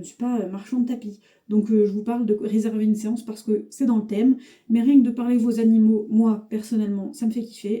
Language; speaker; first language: French; native; French